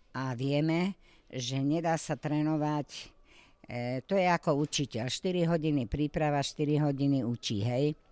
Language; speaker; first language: Slovak; native; Slovak